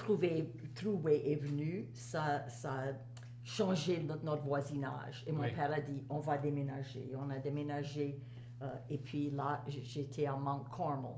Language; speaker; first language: French; native; French